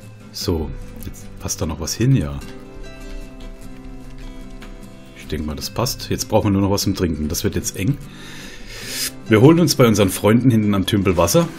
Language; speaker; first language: German; native; German